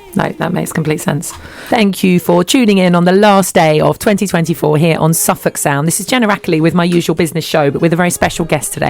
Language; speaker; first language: English; native; English